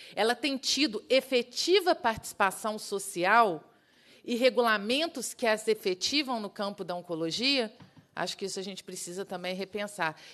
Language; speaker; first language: Portuguese; native; Portuguese